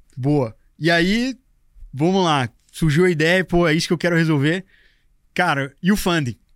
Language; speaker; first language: Portuguese; native; Portuguese